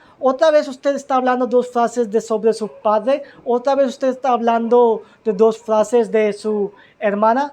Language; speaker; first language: Spanish; non-native, learner; Hindi